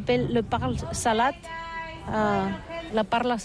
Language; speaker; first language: French; non-native, learner; Catalan